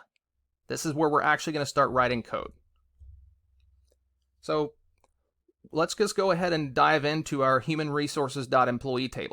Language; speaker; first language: English; native; English